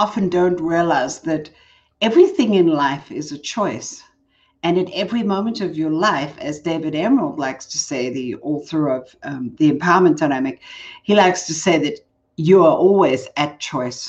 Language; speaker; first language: English; native; English